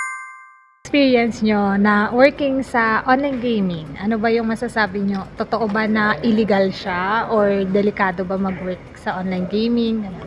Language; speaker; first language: Filipino; native; Filipino